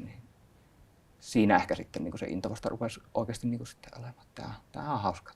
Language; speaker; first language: Finnish; native; Finnish